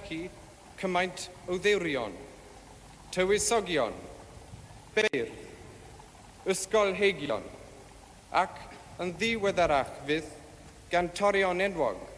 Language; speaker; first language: Welsh; non-native, learner; English